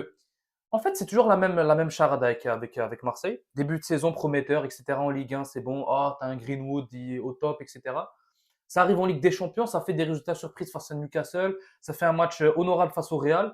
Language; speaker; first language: French; native; French